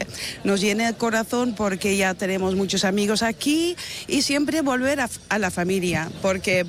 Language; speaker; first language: Spanish; non-native, fluent; Dutch